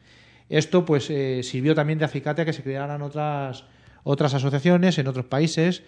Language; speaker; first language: Spanish; native; Spanish